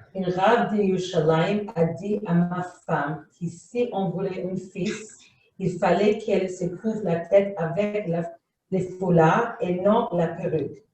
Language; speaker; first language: French; non-native, learner; English